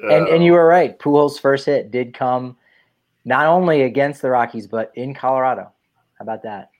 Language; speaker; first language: English; native; English